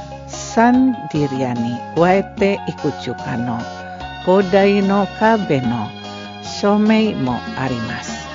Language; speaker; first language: Japanese; non-native, learner; Indonesian